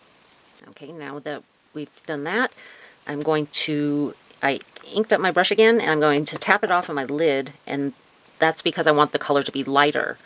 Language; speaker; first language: English; native; English